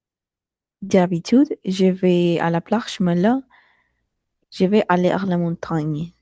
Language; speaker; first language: French; non-native, learner; Spanish